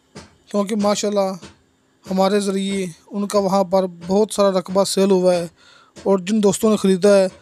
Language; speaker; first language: Urdu; non-native, local second language; Punjabi